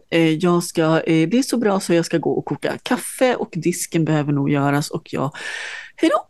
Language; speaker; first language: Swedish; native; Swedish